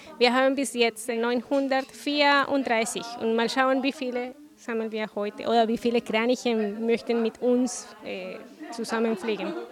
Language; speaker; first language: German; non-native, fluent; Spanish